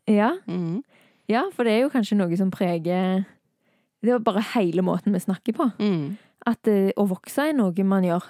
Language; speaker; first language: Norwegian; native; Norwegian